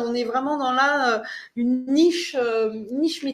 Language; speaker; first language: French; native; French